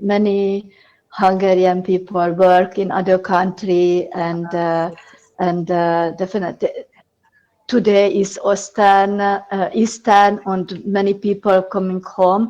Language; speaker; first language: English; non-native, learner; Hungarian